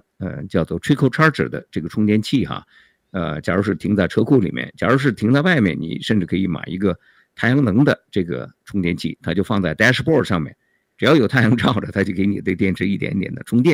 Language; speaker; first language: Chinese; native; Chinese